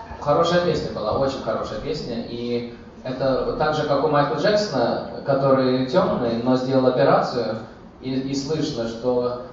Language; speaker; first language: Russian; early bilingual, heritage; Russian